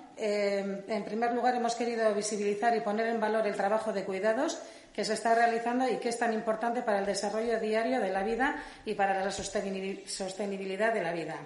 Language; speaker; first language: Spanish; non-native, local second language; Basque